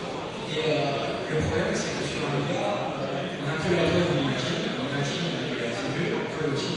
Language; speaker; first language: French; native; French